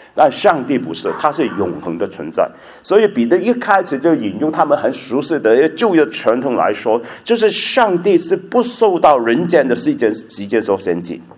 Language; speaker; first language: Chinese; non-native, local second language; Cantonese